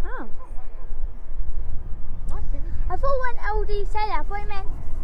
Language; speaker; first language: English; native; English